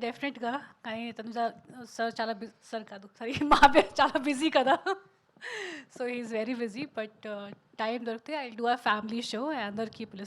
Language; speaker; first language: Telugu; non-native, learner; Hindi